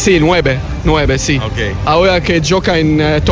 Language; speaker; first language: Spanish; non-native, learner; Arabic